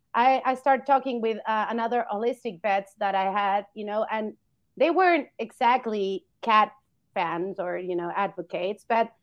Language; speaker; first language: English; non-native, fluent; Spanish